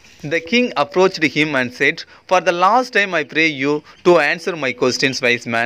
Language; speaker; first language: English; non-native, local second language; Tamil